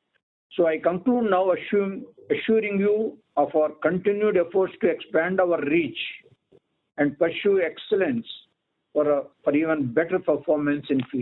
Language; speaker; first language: English; non-native, local second language; Telugu